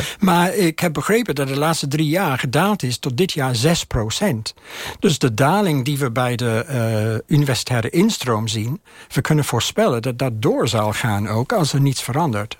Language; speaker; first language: Dutch; non-native, fluent; English